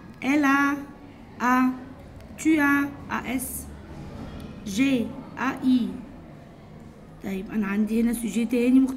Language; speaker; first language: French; non-native, fluent; Arabic